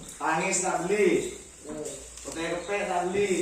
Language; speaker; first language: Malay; non-native, local second language; Madurese